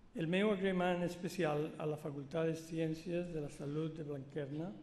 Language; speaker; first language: Catalan; non-native, local second language; Spanish